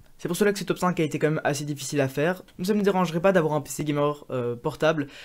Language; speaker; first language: French; native; French